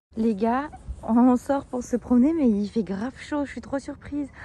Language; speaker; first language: French; native; French